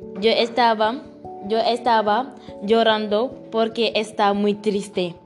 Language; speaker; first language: Spanish; non-native, learner; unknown